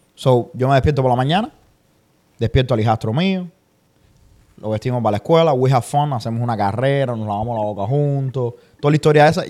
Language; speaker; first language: Spanish; native; Spanish